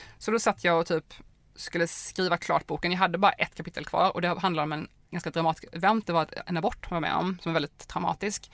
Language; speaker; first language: Swedish; native; Swedish